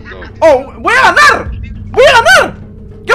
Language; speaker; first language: Spanish; native; Spanish